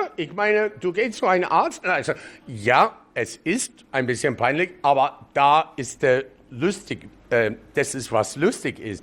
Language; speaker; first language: German; non-native, learner; English